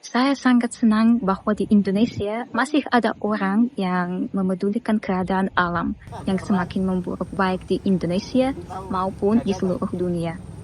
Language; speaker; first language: Indonesian; non-native, fluent; Russian